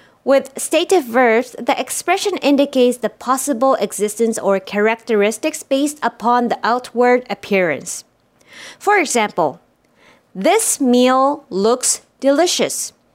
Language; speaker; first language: English; non-native, fluent; Japanese